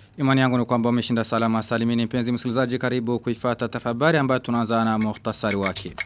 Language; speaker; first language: Swahili; non-native, local second language; Rundi